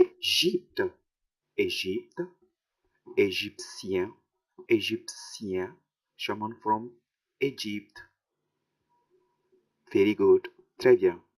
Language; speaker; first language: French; non-native, fluent; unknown